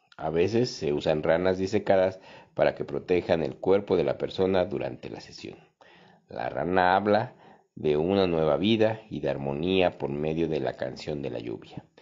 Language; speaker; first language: Spanish; native; Spanish